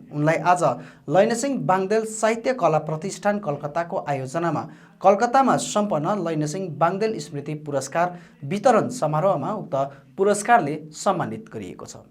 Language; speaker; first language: Nepali; native; Nepali